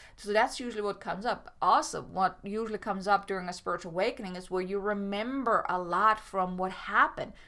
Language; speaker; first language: English; non-native, fluent; German